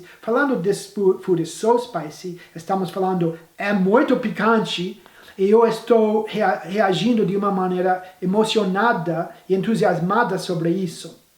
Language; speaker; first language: Portuguese; non-native, fluent; English